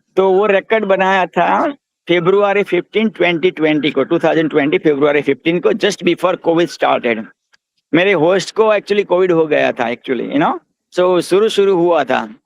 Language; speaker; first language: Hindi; non-native, local second language; Gujarati